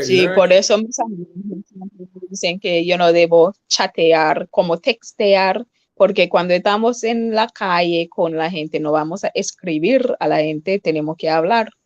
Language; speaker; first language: Spanish; non-native, fluent; English